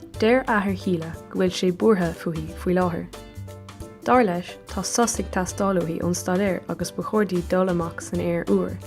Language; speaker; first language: Irish; non-native, local second language; English